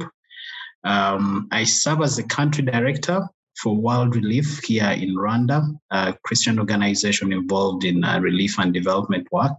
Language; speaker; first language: English; non-native, local second language; Kinyarwanda